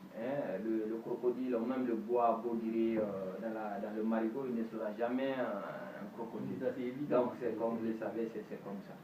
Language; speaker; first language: French; non-native, local second language; Bambara